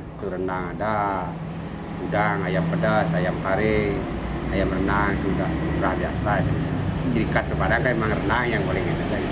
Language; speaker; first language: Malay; non-native, local second language; Balinese